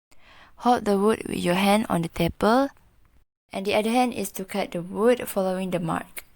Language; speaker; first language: English; non-native, local second language; Malay